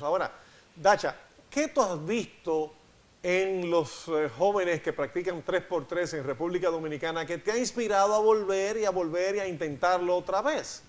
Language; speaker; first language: Spanish; native; Spanish